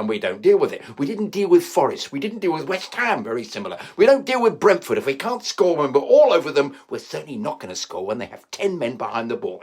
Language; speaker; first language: English; native; English